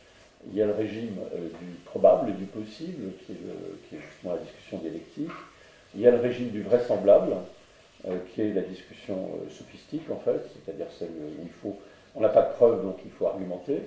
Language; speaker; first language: French; native; French